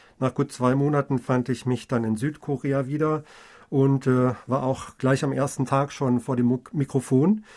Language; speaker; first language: German; native; German